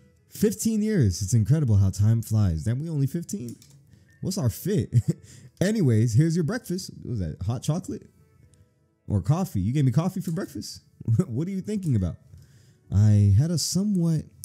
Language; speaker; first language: English; native; English